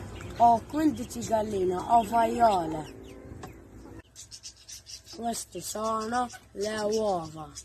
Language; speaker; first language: Italian; non-native, learner; Maltese